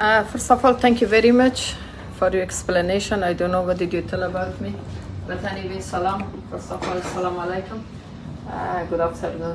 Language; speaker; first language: English; non-native, learner; Persian